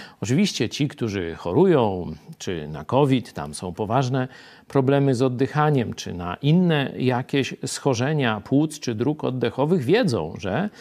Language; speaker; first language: Polish; native; Polish